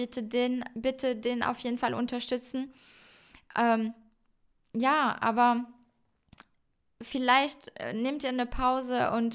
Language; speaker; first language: German; non-native, fluent; French